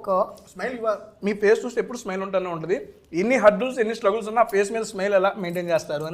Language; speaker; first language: Telugu; native; Telugu